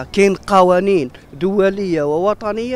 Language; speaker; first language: Arabic; native; Arabic